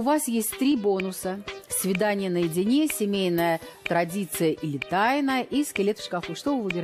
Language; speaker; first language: Russian; native; Russian